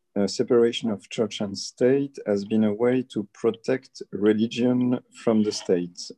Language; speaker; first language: English; early bilingual, other home language; Spanish